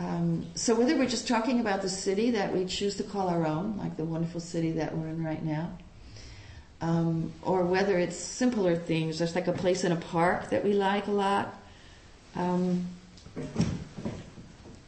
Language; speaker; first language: English; native; English